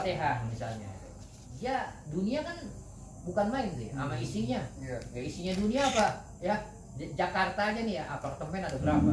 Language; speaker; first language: Indonesian; native; Indonesian